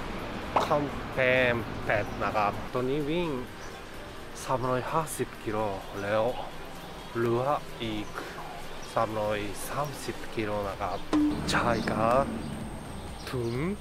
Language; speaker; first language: Thai; non-native, learner; Japanese